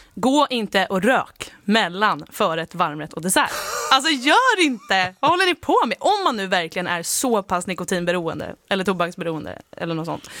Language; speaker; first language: Swedish; native; Swedish